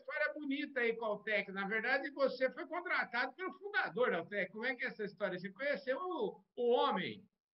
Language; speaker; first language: Portuguese; native; Portuguese